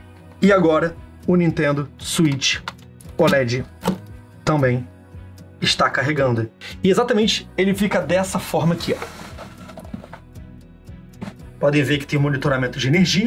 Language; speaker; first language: Portuguese; native; Portuguese